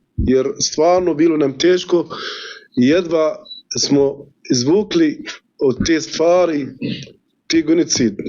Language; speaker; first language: Bosnian; non-native, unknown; Arabic